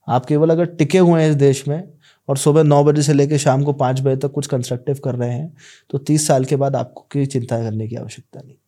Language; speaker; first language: Hindi; native; Hindi